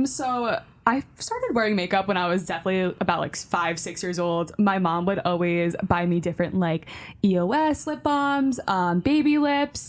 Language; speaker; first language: English; native; English